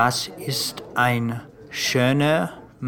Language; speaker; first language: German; non-native, learner; English